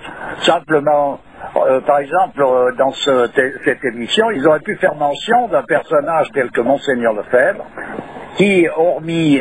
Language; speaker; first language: French; native; French